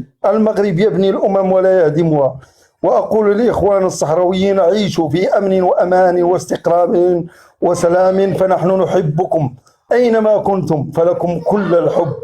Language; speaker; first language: Arabic; native; Arabic